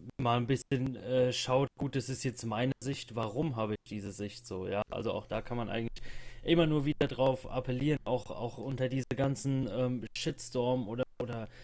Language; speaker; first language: German; native; German